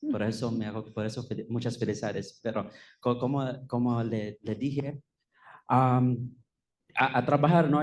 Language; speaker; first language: Spanish; non-native, fluent; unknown